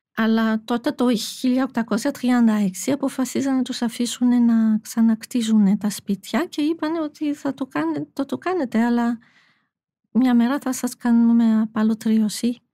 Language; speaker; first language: Greek; non-native, fluent; French